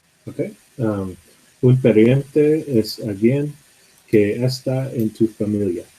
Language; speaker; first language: Spanish; non-native, learner; English